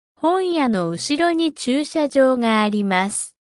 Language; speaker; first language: Japanese; non-native, fluent; Korean